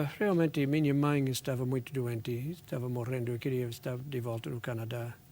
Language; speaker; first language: Portuguese; non-native, fluent; English